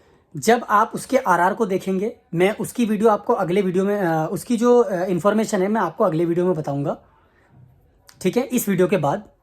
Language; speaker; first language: Hindi; native; Hindi